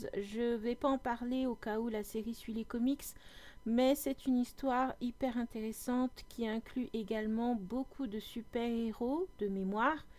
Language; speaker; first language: French; native; French